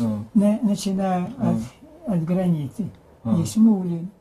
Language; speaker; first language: Russian; native; Russian